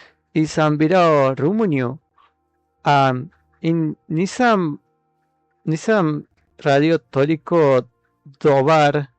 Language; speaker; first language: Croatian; non-native, learner; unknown